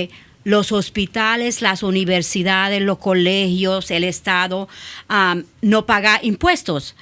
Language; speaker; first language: Spanish; early bilingual, other home language; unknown